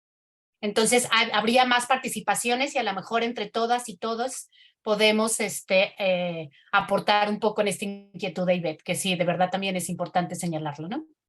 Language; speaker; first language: Spanish; native; Spanish